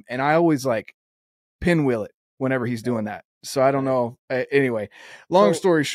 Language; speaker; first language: English; native; English